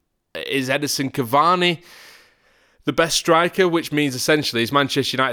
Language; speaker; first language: English; native; English